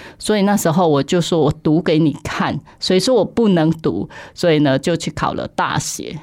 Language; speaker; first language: Chinese; non-native, fluent; Khmer